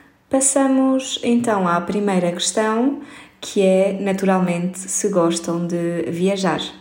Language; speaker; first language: Portuguese; native; Portuguese